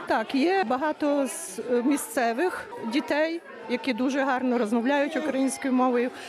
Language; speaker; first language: Ukrainian; native; Ukrainian